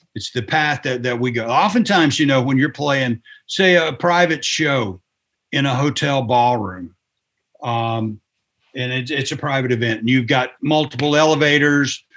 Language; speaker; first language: English; native; English